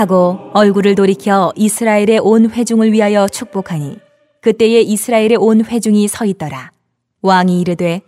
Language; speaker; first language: Korean; native; Korean